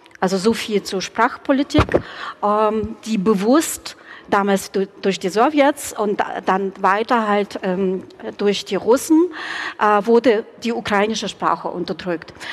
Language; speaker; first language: German; non-native, fluent; Ukrainian